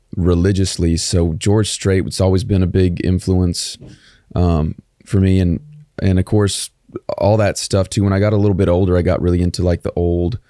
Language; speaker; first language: English; native; English